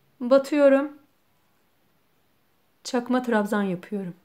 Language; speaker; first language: Turkish; native; Turkish